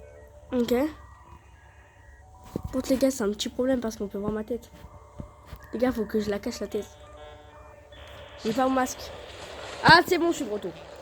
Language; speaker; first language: French; native; French